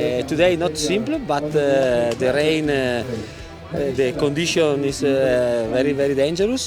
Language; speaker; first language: English; non-native, learner; Italian